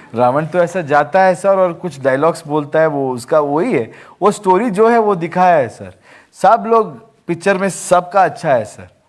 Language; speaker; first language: Hindi; non-native, local second language; Kannada